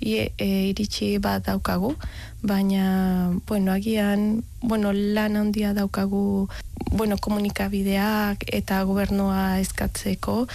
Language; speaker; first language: Basque; non-native, learner; Spanish